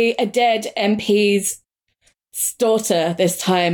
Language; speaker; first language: English; native; English